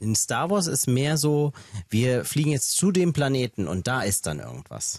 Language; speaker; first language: German; native; German